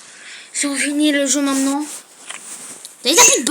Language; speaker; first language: French; native; French